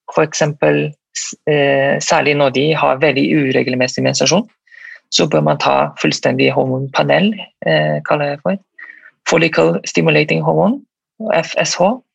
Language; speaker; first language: Norwegian; non-native, fluent; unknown